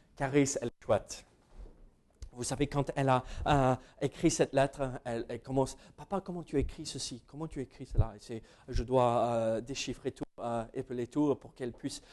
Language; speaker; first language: French; non-native, fluent; English